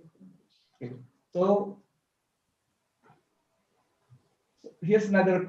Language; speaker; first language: English; non-native, fluent; Indonesian